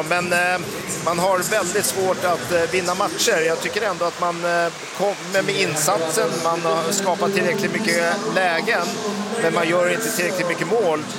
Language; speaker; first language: Swedish; native; Swedish